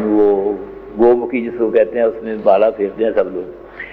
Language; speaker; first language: Hindi; non-native, local second language; Punjabi